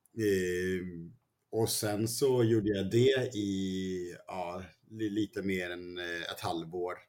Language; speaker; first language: Swedish; early bilingual, other home language; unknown